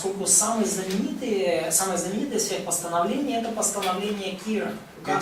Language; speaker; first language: Russian; native; Russian